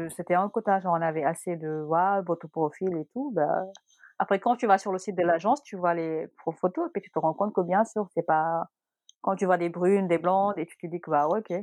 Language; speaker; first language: French; non-native, local second language; Wolof